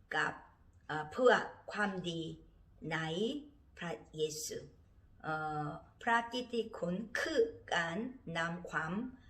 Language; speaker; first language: Thai; non-native, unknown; Korean